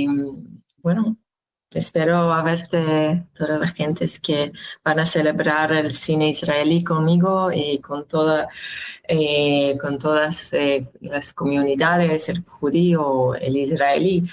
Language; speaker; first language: Spanish; non-native, learner; Hebrew